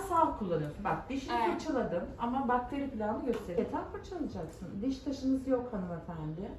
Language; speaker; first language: Turkish; native; Turkish